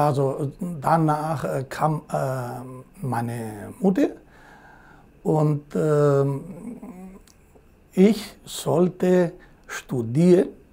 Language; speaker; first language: German; non-native, fluent; Greek